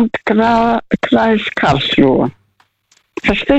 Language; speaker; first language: German; non-native, learner; Russian